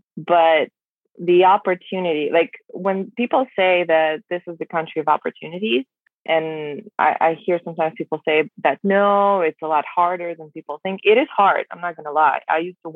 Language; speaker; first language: English; non-native, fluent; Russian